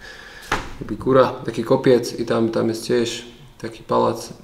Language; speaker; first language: Polish; non-native, learner; Slovak